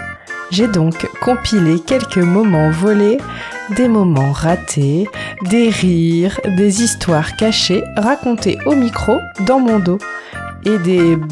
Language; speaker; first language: French; native; French